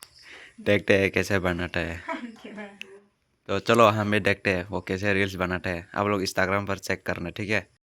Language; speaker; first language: Hindi; non-native, local second language; Kok Borok